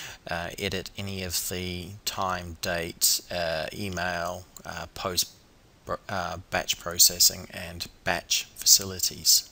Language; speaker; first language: English; native; English